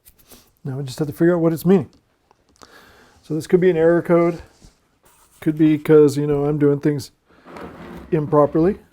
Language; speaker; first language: English; native; English